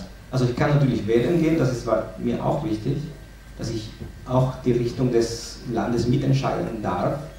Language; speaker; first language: German; non-native, fluent; Spanish